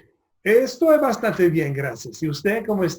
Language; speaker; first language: Spanish; non-native, fluent; English